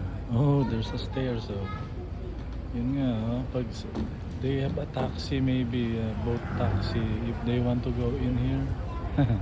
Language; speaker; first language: English; non-native, local second language; Filipino